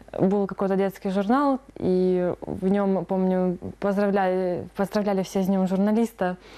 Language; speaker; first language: Russian; native; Russian